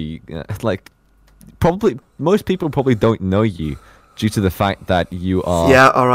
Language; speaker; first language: English; non-native, fluent; Norwegian